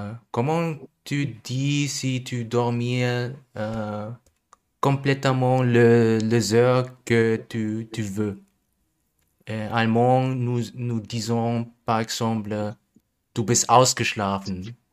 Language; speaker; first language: French; non-native, learner; German